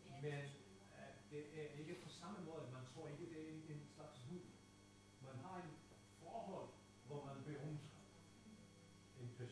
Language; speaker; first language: Danish; non-native, fluent; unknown